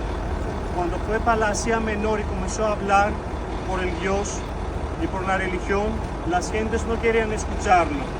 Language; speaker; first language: Spanish; non-native, fluent; Greek